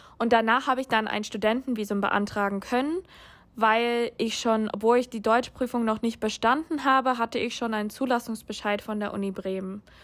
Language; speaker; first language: German; non-native, fluent; English